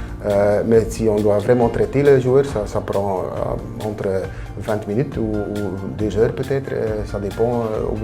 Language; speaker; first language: French; non-native, local second language; Dutch